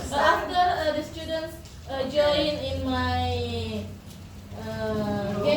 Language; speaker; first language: English; non-native, learner; Indonesian